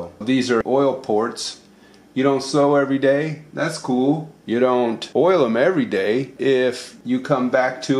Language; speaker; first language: English; native; English